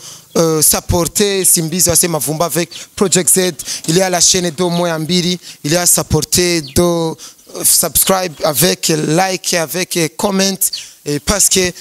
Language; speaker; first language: French; non-native, learner; Rundi